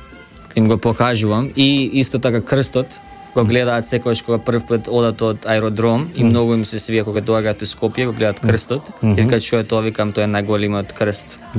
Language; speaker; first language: Macedonian; early bilingual, heritage; Macedonian